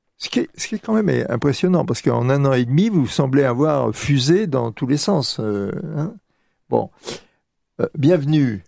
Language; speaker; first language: French; native; French